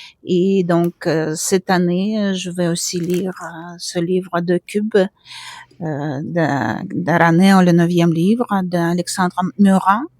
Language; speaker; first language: French; non-native, fluent; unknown